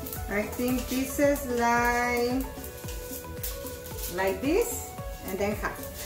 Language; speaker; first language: English; non-native, fluent; Spanish